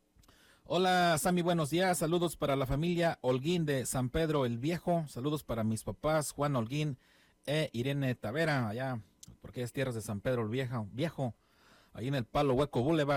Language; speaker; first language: Spanish; native; Spanish